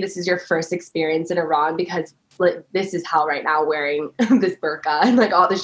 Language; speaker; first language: English; early bilingual, other home language; Persian